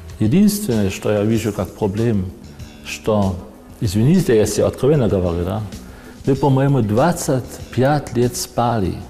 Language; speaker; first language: Russian; non-native, fluent; German